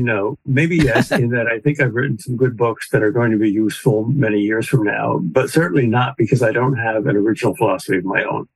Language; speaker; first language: English; native; English